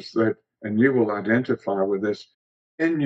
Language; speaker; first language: English; early bilingual, other home language; Greek